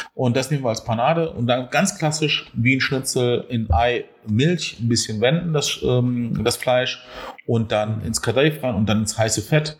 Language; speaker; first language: German; early bilingual, other home language; Turkish